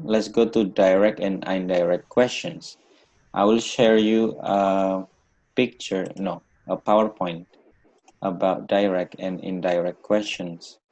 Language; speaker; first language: English; non-native, learner; Indonesian